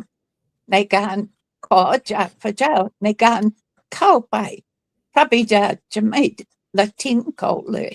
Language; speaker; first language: Thai; non-native, fluent; English